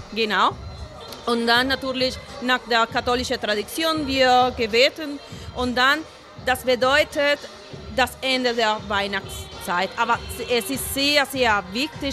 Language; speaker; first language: German; non-native, fluent; Spanish